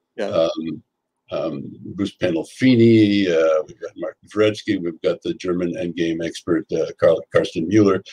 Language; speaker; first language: English; native; English